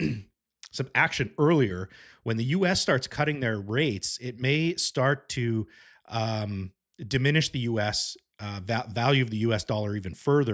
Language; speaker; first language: English; native; English